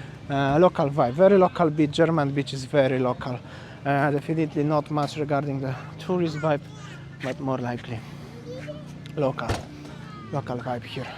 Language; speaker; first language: English; non-native, fluent; Polish